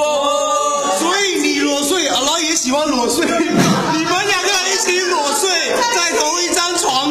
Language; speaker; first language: Chinese; native; Chinese